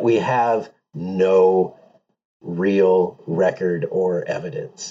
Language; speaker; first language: English; native; English